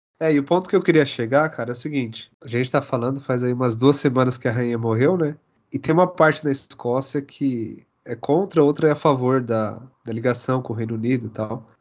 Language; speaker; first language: Portuguese; native; Portuguese